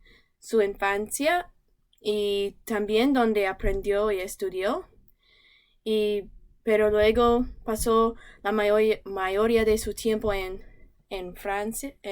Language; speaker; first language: Spanish; non-native, learner; English